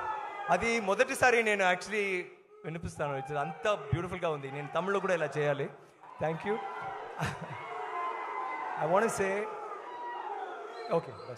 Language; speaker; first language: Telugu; non-native, learner; Tamil